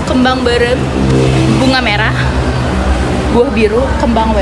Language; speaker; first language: Indonesian; native; Indonesian